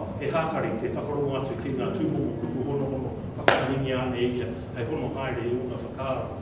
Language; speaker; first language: Māori; non-native, local second language; English